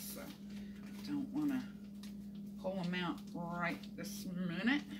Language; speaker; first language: English; native; English